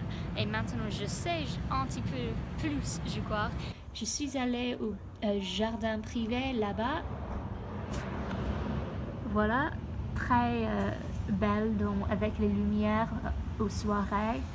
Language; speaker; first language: French; non-native, learner; English